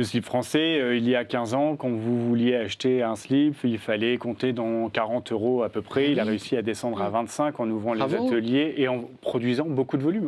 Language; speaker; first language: French; native; French